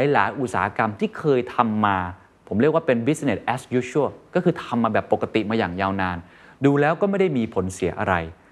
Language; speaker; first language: Thai; native; Thai